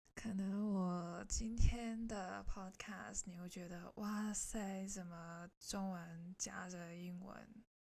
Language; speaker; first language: Chinese; non-native, local second language; Cantonese